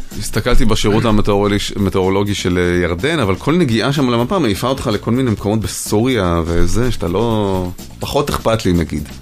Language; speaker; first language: Hebrew; native; Hebrew